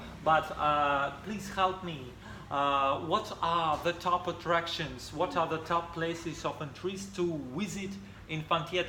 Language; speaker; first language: English; non-native, fluent; Russian